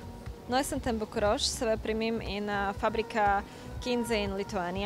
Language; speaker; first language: Romanian; non-native, learner; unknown